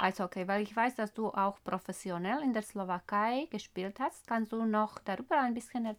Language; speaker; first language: German; non-native, fluent; Slovak